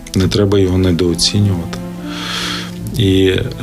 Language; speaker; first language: Ukrainian; native; Ukrainian